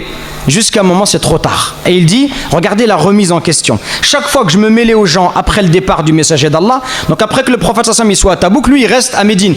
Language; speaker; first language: French; native; French